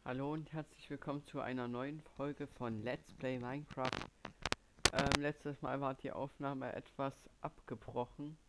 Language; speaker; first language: German; native; German